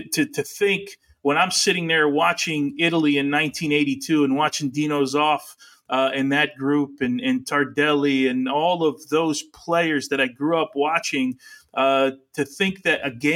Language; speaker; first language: English; early bilingual, other home language; Italian